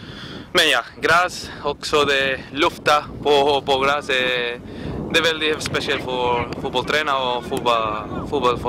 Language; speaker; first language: Norwegian; non-native, learner; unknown